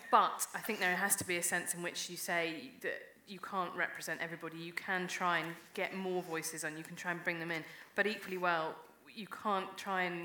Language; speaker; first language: English; native; English